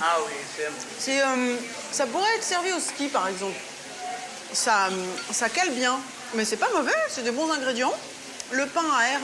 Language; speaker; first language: French; native; French